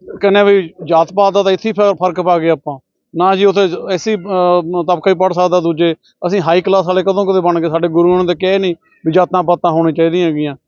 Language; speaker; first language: Punjabi; native; Punjabi